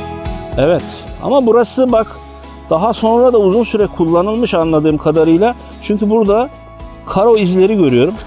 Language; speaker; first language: Turkish; native; Turkish